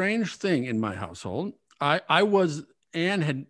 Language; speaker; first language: English; native; English